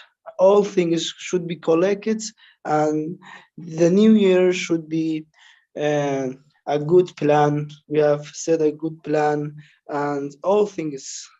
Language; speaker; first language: English; non-native, learner; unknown